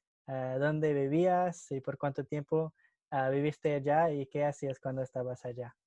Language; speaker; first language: Spanish; non-native, fluent; English